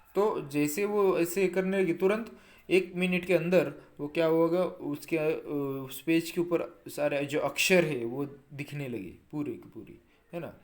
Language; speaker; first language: Hindi; non-native, local second language; Marathi